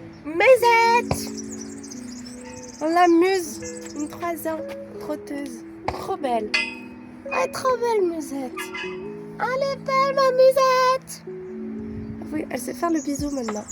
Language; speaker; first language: French; native; French